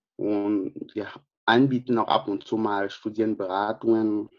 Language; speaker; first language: German; non-native, fluent; French